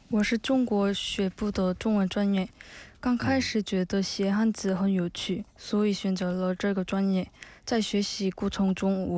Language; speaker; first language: Chinese; non-native, fluent; Korean